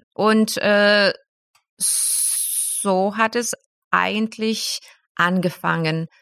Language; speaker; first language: German; non-native, fluent; Spanish